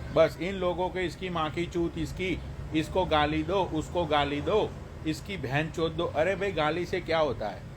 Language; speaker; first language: Hindi; native; Hindi